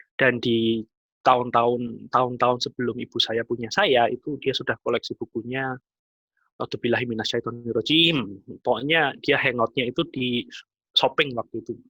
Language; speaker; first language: Indonesian; native; Indonesian